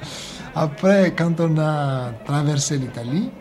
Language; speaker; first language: French; non-native, fluent; Greek